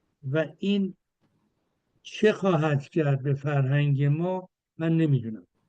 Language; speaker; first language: Persian; native; Persian